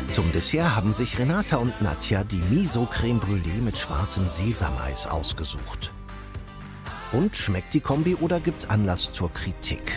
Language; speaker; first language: German; native; German